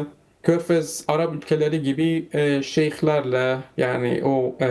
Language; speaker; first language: Turkish; non-native, fluent; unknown